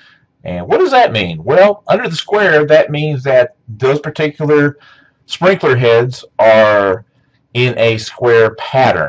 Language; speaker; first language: English; native; English